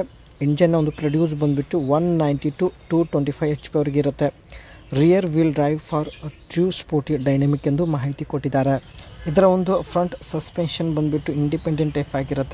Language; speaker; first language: Kannada; native; Kannada